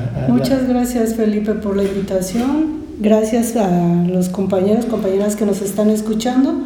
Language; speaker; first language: Spanish; native; Spanish